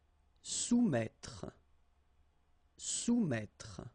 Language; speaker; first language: French; native; French